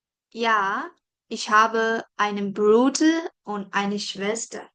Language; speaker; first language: German; non-native, fluent; Burmese